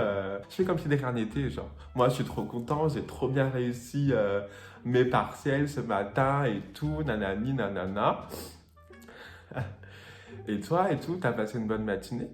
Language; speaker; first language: French; native; French